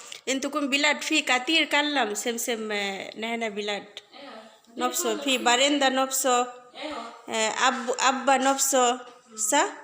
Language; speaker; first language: Arabic; non-native, learner; Bangla